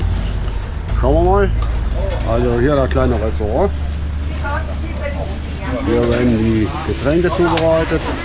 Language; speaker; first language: German; native; German